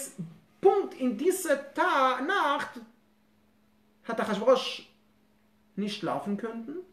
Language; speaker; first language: German; non-native, fluent; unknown